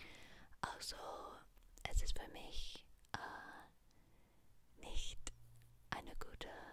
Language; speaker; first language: German; non-native, learner; English